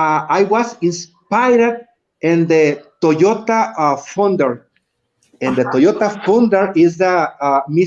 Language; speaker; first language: English; non-native, learner; Spanish